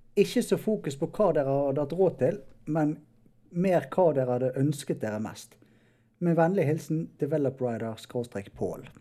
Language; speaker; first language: Norwegian; native; Norwegian